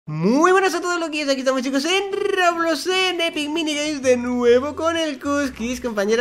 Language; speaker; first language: Spanish; native; Spanish